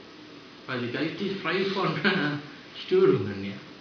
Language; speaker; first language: German; non-native, fluent; Sinhala